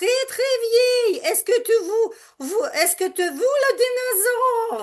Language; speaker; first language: French; non-native, learner; Ukrainian